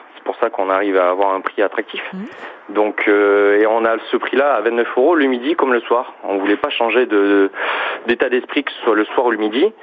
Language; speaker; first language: French; native; French